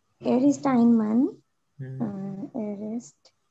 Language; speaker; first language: German; non-native, learner; Urdu